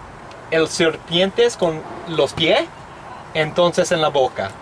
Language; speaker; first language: Spanish; non-native, learner; English